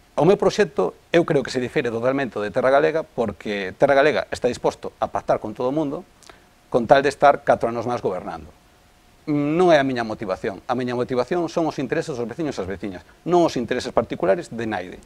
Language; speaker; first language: Galician; non-native, local second language; Spanish